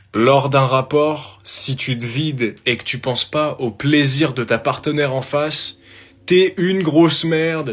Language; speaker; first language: French; native; French